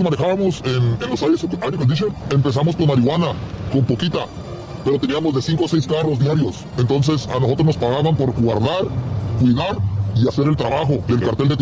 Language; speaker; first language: Spanish; native; Spanish